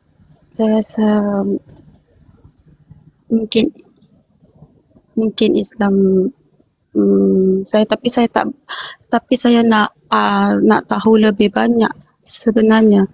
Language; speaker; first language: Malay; non-native, local second language; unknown